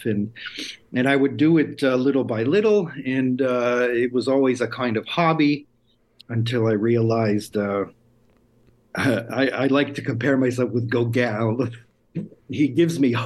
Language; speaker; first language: English; native; English